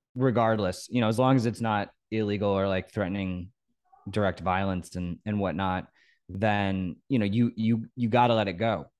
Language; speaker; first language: English; native; English